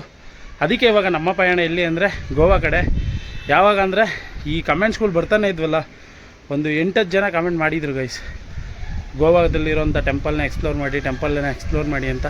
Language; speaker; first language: Kannada; native; Kannada